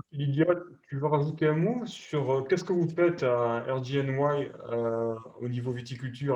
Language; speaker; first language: French; native; French